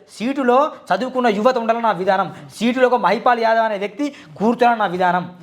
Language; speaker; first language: Telugu; non-native, local second language; Marathi